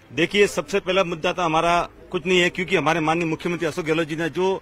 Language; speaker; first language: Hindi; native; Hindi